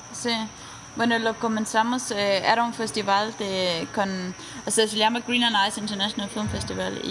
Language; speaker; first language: Spanish; non-native, fluent; Danish